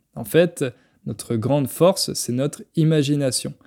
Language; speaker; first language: French; native; French